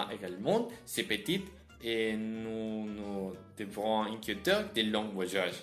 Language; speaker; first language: French; non-native, learner; Spanish